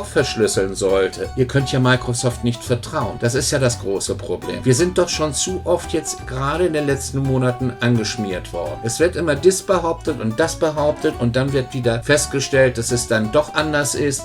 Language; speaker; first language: German; native; German